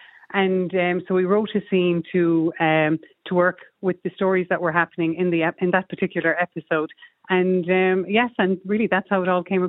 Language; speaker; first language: English; native; English